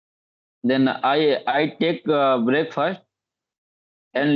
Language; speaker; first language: English; non-native, learner; Hindi